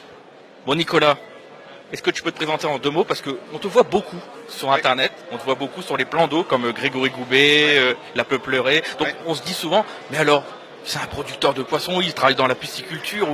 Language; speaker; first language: French; native; French